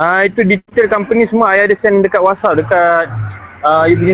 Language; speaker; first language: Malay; non-native, local second language; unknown